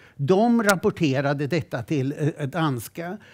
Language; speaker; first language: Swedish; native; Swedish